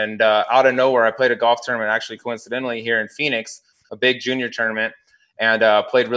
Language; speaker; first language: English; native; English